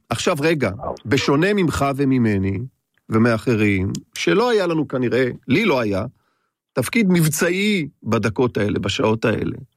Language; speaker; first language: Hebrew; native; Hebrew